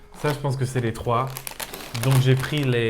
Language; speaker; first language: French; native; French